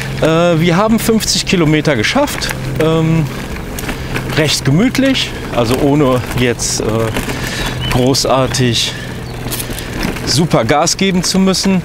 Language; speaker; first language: German; native; German